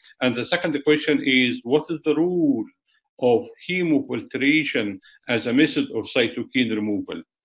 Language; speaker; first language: English; non-native, fluent; Arabic